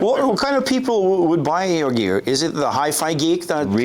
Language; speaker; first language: English; non-native, fluent; Norwegian